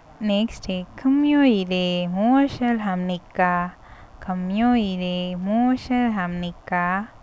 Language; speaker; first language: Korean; non-native, learner; Hindi